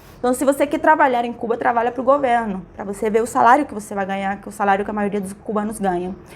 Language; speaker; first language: Portuguese; non-native, fluent; Spanish